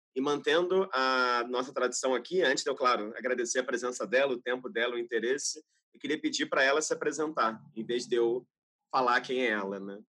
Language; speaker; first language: Portuguese; native; Portuguese